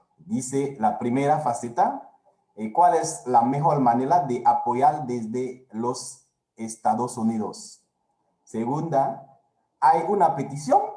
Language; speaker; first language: Spanish; non-native, fluent; Haitian Creole